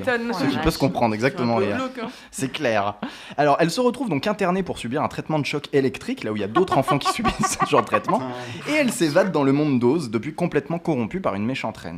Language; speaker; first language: French; native; French